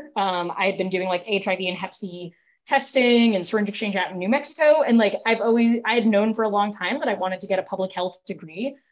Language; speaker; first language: English; native; English